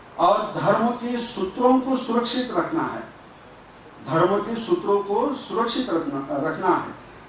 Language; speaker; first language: Hindi; non-native, local second language; Marathi